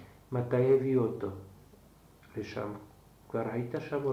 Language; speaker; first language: Hebrew; non-native, fluent; Slovak